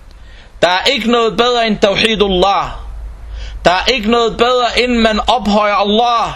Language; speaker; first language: Danish; non-native, local second language; Arabic